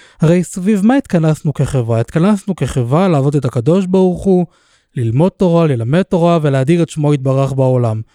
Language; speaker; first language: Hebrew; native; Hebrew